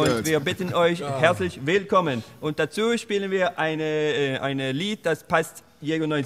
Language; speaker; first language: German; non-native, learner; Swedish